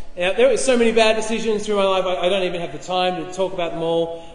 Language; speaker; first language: English; native; English